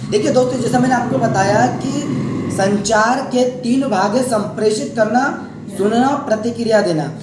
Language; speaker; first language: Hindi; native; Hindi